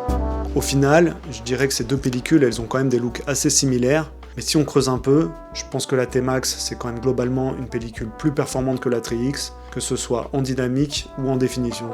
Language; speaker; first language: French; native; French